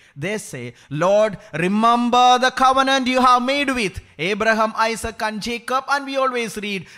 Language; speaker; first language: English; non-native, local second language; Malayalam